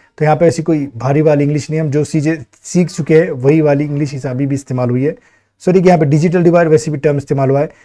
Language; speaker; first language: Hindi; native; Hindi